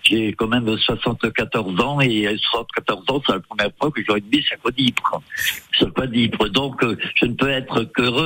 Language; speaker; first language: French; native; French